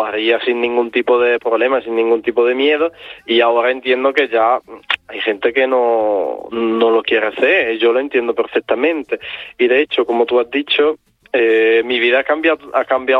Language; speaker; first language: Spanish; non-native, fluent; Italian